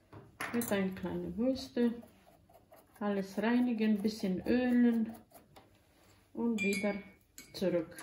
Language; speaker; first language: German; non-native, learner; Croatian